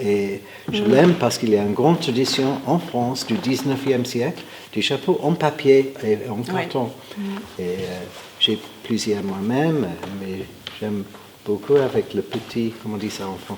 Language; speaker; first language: French; non-native, fluent; English